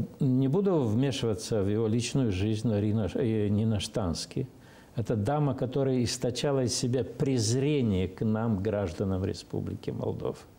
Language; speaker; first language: Russian; non-native, local second language; Romanian